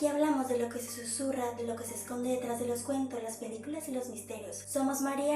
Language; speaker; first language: Spanish; native; Spanish